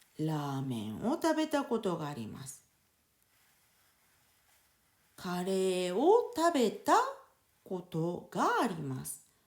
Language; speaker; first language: Japanese; non-native, fluent; French